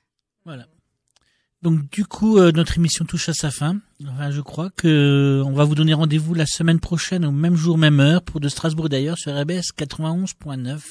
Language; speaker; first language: French; native; French